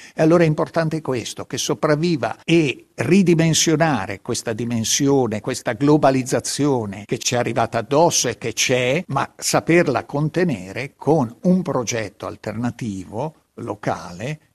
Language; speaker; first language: Italian; non-native, local second language; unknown